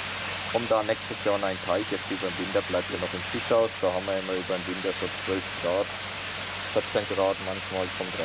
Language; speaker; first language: German; native; German